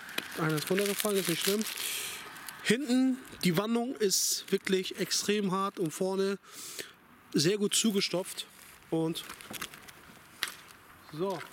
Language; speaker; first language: German; native; German